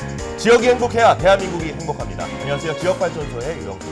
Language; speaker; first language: Korean; native; Korean